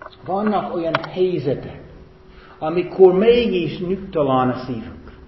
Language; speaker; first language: Hungarian; non-native, fluent; English